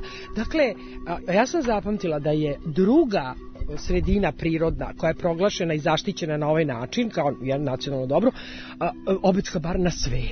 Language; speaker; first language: Serbian; native; Serbian